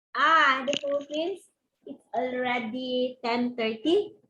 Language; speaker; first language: English; non-native, local second language; Cebuano